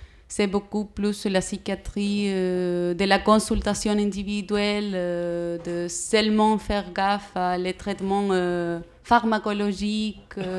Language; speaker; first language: French; non-native, fluent; Spanish